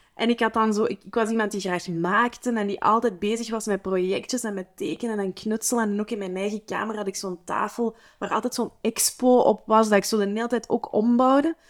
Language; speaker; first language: Dutch; native; Dutch